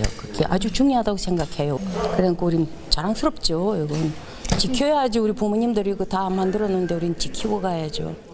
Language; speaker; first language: Korean; early bilingual, heritage; Russian